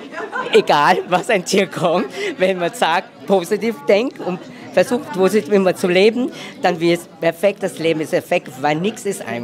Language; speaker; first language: German; non-native, fluent; Vietnamese